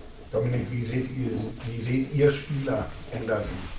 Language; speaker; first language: German; native; German